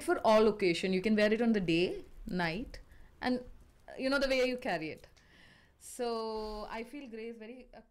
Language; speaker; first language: English; non-native, local second language; Malayalam